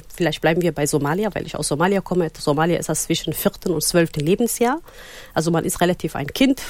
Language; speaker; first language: German; non-native, fluent; Somali